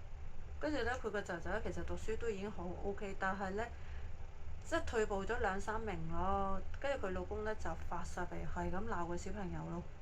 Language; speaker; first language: Cantonese; native; Cantonese